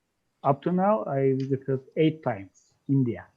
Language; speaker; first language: English; non-native, fluent; Turkish